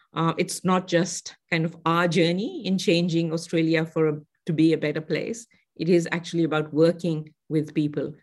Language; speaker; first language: English; non-native, local second language; Urdu